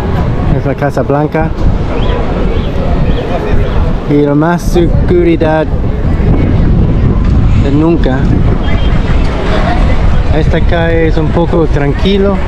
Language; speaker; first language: Spanish; non-native, learner; English